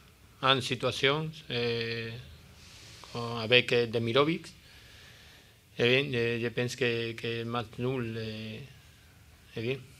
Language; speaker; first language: French; non-native, learner; Spanish